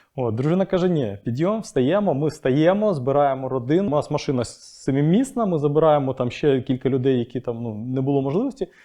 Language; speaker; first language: Ukrainian; non-native, local second language; Russian